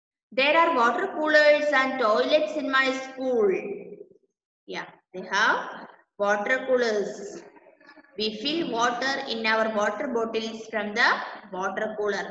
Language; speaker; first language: English; non-native, local second language; Malayalam